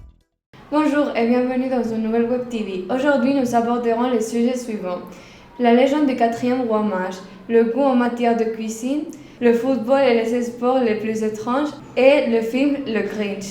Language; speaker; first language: French; non-native, local second language; Spanish